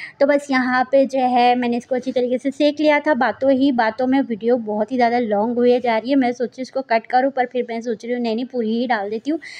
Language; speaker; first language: Hindi; native; Hindi